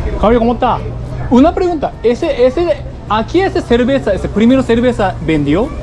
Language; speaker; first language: Spanish; non-native, learner; Japanese